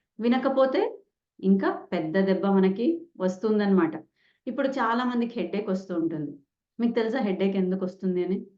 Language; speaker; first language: Telugu; non-native, local second language; Kannada